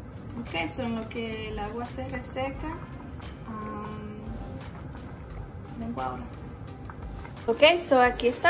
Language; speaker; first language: Spanish; early bilingual, heritage; Spanish